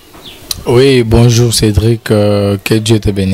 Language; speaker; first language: French; non-native, local second language; Lingala